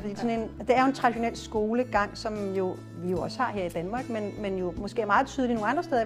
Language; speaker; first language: Danish; native; Danish